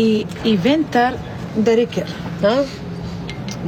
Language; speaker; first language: Swedish; non-native, learner; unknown